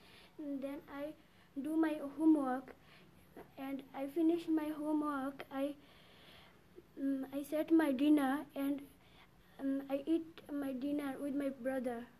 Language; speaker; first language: English; non-native, learner; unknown